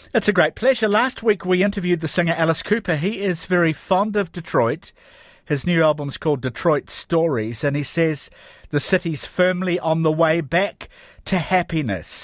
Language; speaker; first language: English; native; English